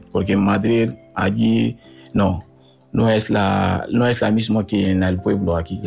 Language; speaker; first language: Spanish; non-native, learner; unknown